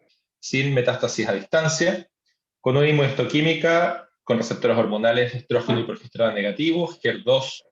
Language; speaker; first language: Spanish; native; Spanish